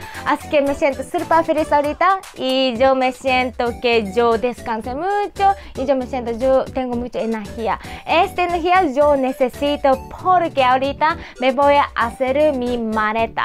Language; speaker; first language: Spanish; non-native, learner; Japanese